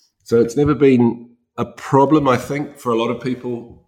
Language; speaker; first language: English; native; English